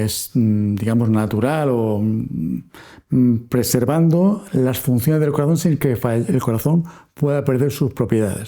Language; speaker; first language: Spanish; native; Spanish